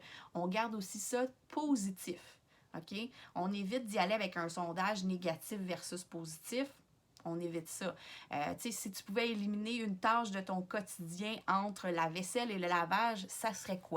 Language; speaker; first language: French; native; French